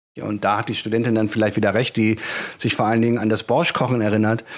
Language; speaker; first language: German; native; German